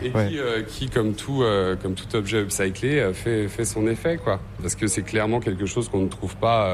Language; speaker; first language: French; native; French